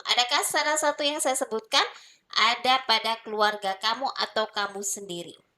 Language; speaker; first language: Indonesian; native; Indonesian